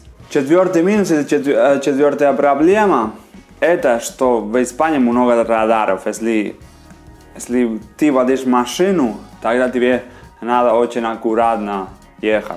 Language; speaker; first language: Russian; non-native, fluent; Spanish